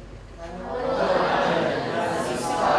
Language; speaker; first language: German; non-native, learner; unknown